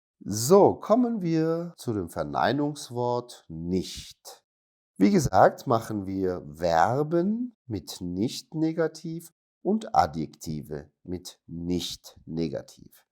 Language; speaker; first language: German; non-native, fluent; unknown